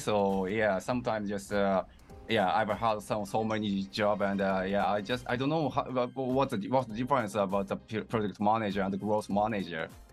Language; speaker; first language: English; non-native, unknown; Japanese